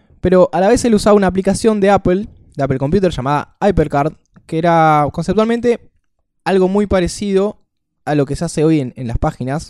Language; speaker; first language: Spanish; native; Spanish